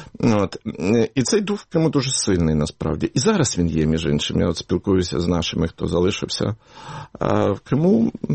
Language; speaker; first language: Ukrainian; native; Ukrainian